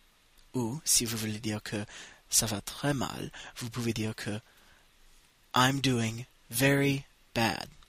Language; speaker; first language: French; non-native, fluent; English